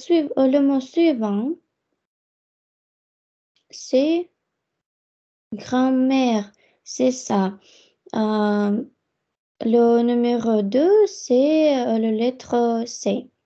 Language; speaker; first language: French; non-native, fluent; Russian